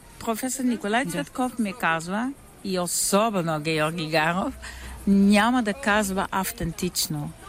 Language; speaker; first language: Bulgarian; non-native, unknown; Dutch